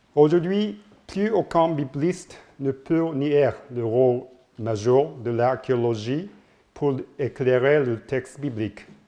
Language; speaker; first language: French; non-native, learner; Japanese